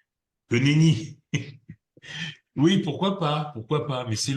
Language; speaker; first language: French; native; French